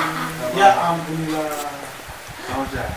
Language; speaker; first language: Indonesian; native; Indonesian